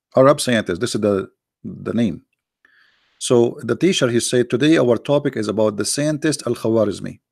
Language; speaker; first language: English; non-native, fluent; Arabic